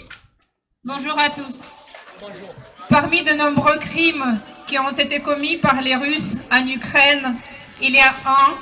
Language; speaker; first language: French; non-native, fluent; Ukrainian